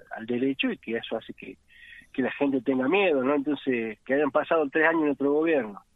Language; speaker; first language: Spanish; native; Spanish